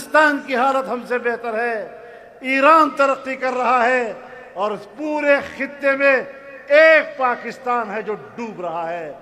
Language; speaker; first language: Urdu; non-native, local second language; Pashto